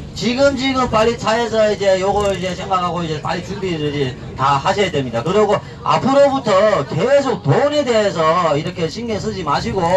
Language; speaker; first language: Korean; early bilingual, heritage; Korean